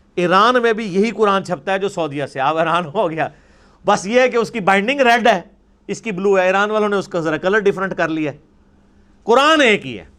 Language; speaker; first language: Urdu; non-native, local second language; Punjabi